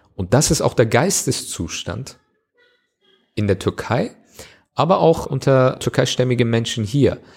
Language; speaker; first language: German; early bilingual, other home language; Turkish